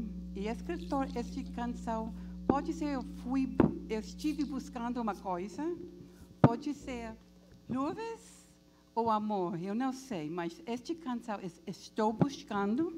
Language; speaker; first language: Portuguese; non-native, learner; English